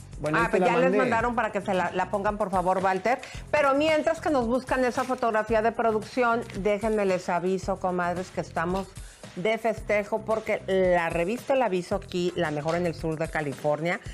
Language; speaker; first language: Spanish; native; Spanish